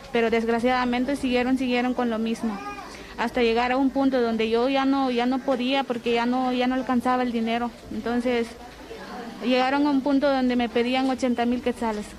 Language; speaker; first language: Spanish; native; Spanish